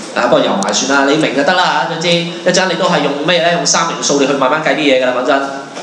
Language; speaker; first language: Cantonese; native; Cantonese